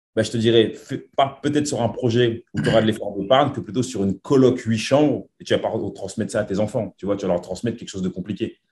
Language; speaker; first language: French; native; French